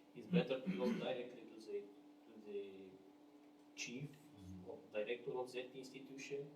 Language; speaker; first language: English; non-native, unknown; Romanian